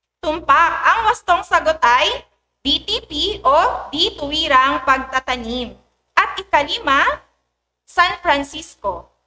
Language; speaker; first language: Filipino; native; Filipino